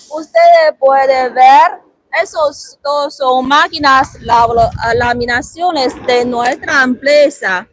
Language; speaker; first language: Spanish; non-native, learner; Chinese